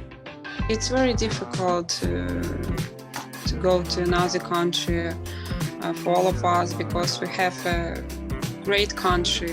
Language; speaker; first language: English; non-native, learner; Ukrainian